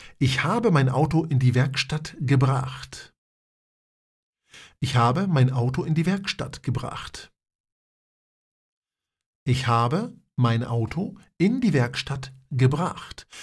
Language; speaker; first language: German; non-native, fluent; Polish